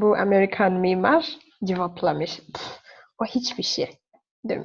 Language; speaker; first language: Turkish; non-native, fluent; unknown